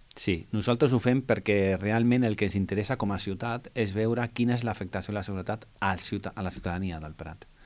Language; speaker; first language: Catalan; non-native, local second language; Spanish